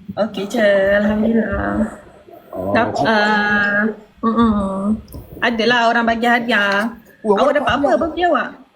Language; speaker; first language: Malay; native; Malay